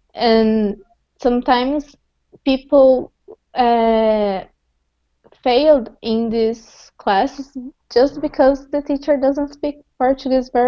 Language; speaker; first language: English; non-native, fluent; Portuguese